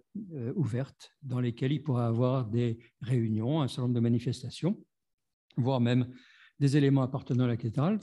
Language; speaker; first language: French; native; French